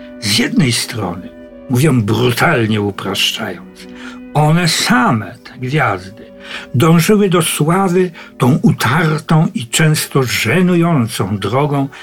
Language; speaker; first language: Polish; native; Polish